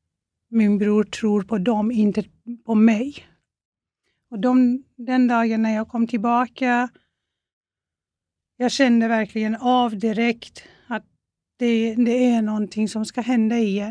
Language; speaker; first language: Swedish; non-native, fluent; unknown